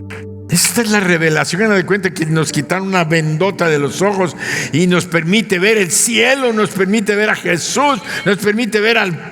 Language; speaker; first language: Spanish; native; Spanish